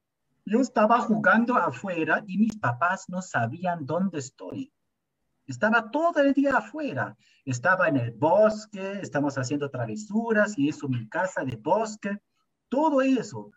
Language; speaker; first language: Spanish; non-native, fluent; German